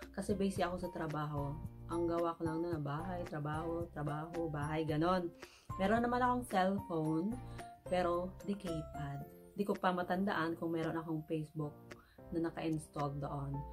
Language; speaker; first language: Filipino; native; Filipino